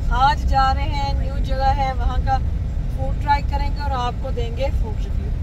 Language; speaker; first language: Urdu; non-native, local second language; Punjabi